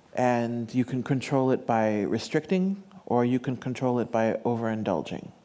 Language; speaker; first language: English; native; English